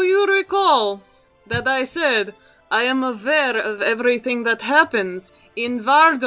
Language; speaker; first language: English; native; English